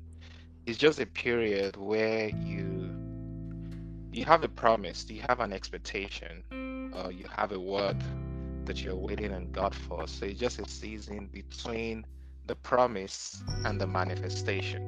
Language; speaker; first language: English; non-native, local second language; Yoruba